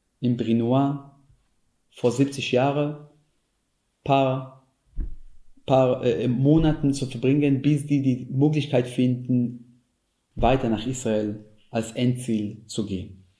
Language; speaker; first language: German; non-native, fluent; Hebrew